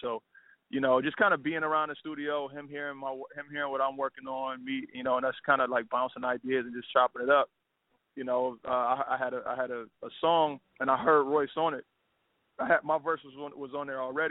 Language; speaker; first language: English; native; English